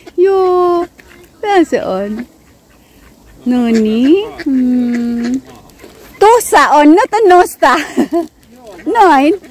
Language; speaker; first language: Finnish; non-native, learner; Filipino